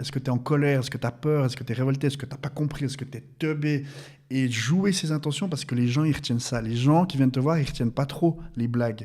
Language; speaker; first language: French; native; French